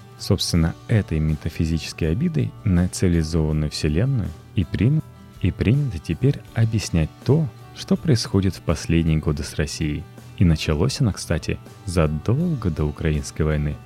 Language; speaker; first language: Russian; native; Russian